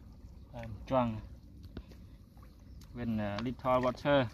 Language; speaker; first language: English; non-native, learner; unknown